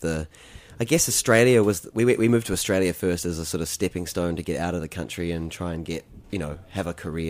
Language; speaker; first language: English; native; English